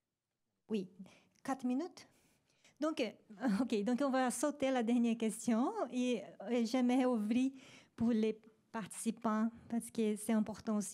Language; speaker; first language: French; non-native, fluent; Spanish